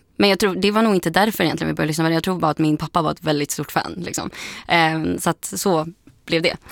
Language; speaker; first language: Swedish; early bilingual, heritage; Swedish